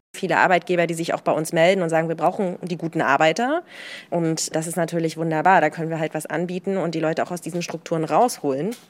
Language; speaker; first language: German; native; German